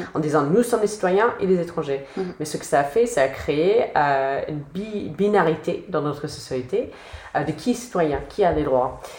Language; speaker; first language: French; non-native, fluent; English